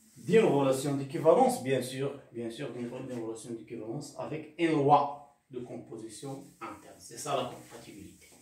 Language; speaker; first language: French; non-native, local second language; Arabic